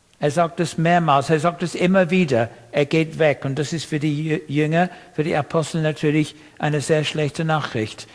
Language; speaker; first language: German; non-native, fluent; English